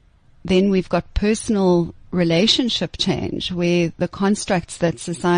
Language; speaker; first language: English; native; English